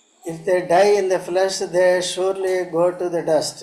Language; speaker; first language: English; non-native, local second language; Telugu